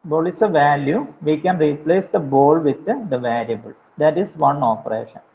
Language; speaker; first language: English; non-native, local second language; Malayalam